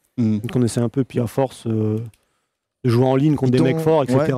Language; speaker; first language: French; native; French